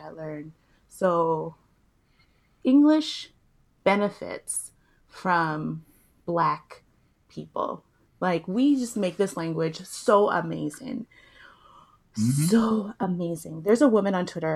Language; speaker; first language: English; early bilingual, other home language; Yoruba